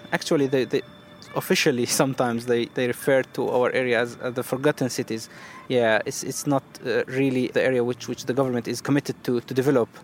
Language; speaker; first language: English; non-native, fluent; Arabic